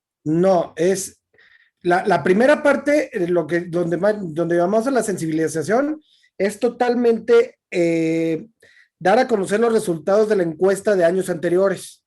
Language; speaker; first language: Spanish; native; Spanish